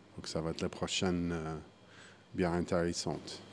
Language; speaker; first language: French; non-native, fluent; English